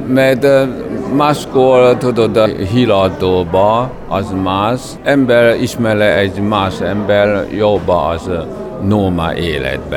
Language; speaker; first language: Hungarian; non-native, learner; Chinese